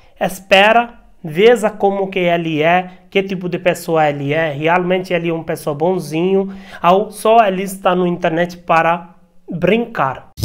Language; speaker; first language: Portuguese; non-native, learner; Hindi